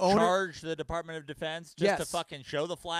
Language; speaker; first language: English; native; English